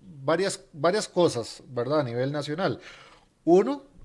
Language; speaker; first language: Spanish; native; Spanish